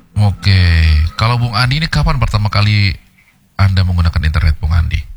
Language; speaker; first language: Indonesian; native; Indonesian